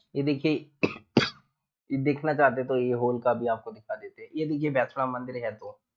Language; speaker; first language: Hindi; native; Hindi